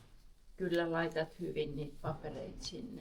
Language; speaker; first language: Finnish; native; Finnish